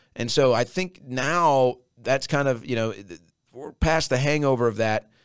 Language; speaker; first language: English; native; English